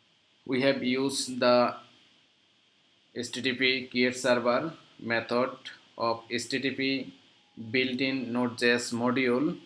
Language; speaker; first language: English; non-native, local second language; Bangla